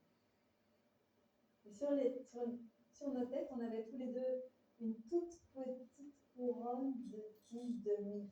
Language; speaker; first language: French; native; French